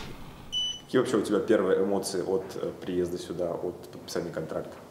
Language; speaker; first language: Russian; native; Russian